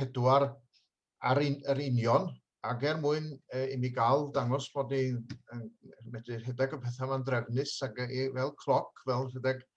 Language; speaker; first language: Welsh; native; Welsh